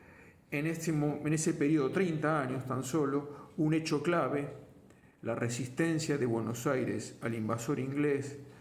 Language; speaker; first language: Spanish; native; Spanish